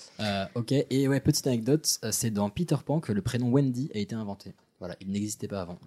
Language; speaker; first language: French; early bilingual, other home language; Arabic